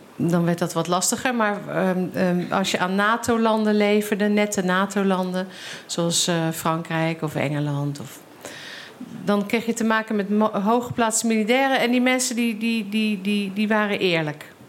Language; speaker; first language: Dutch; native; Dutch